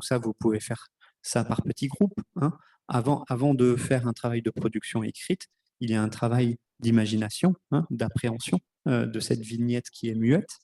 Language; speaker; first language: French; native; French